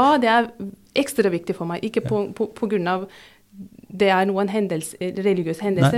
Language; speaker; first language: Norwegian; non-native, fluent; Turkish